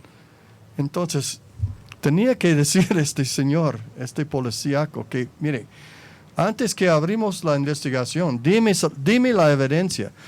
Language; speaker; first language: Spanish; non-native, fluent; English